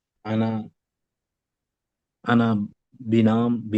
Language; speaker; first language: Arabic; non-native, learner; Urdu